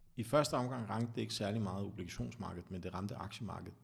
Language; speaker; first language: Danish; native; Danish